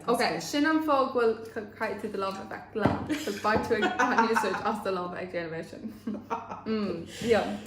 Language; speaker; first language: Irish; non-native, local second language; English